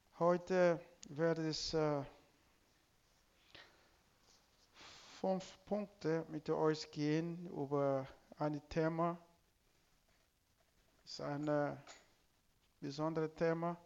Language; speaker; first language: German; non-native, learner; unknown